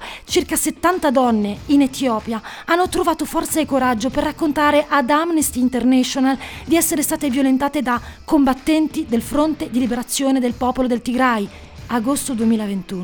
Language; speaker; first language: Italian; native; Italian